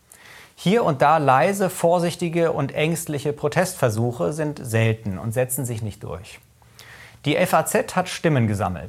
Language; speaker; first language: German; native; German